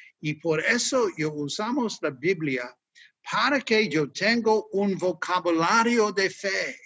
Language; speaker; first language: Spanish; non-native, fluent; English